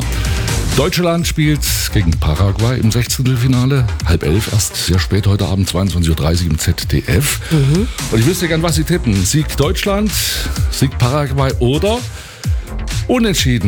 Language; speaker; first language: German; native; German